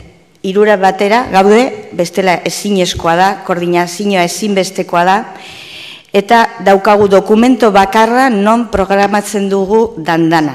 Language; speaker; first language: Basque; native; Basque